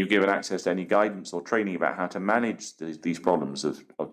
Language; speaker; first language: English; native; English